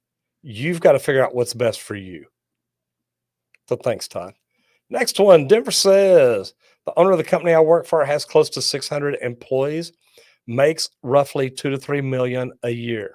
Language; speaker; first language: English; native; English